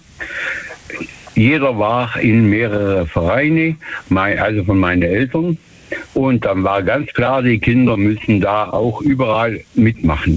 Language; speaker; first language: German; native; German